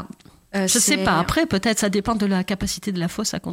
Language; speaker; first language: French; native; French